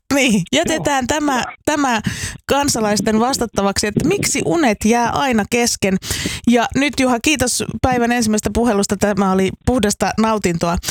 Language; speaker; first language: Finnish; native; Finnish